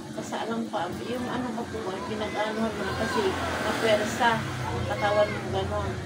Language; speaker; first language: Filipino; non-native, local second language; Cebuano